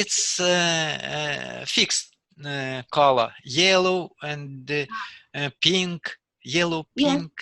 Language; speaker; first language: English; non-native, learner; Russian